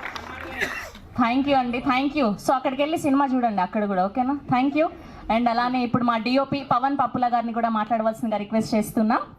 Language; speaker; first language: Telugu; native; Telugu